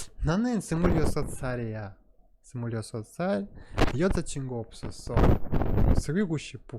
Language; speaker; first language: Korean; non-native, learner; Russian